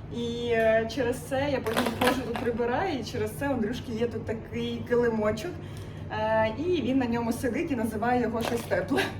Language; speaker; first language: Ukrainian; non-native, local second language; Russian